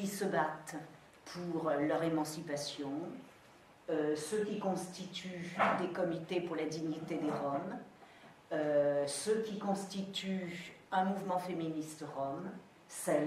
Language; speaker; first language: French; native; French